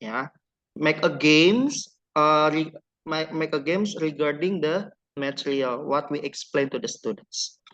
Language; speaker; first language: English; non-native, learner; Indonesian